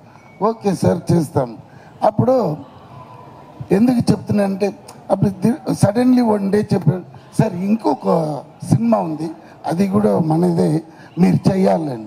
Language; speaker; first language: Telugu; non-native, learner; Tamil